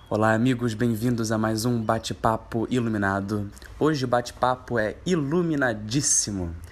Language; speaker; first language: Portuguese; native; Portuguese